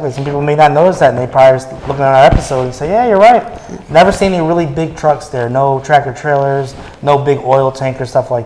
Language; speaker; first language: English; native; English